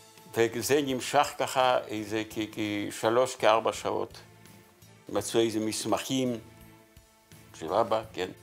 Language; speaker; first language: Hebrew; non-native, fluent; Yiddish